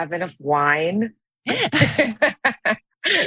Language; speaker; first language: English; native; English